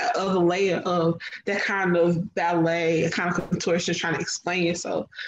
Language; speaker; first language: English; native; English